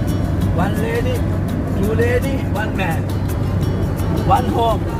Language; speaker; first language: English; non-native, learner; Sinhala